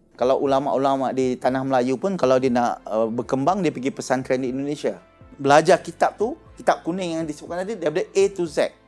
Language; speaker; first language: Malay; native; Malay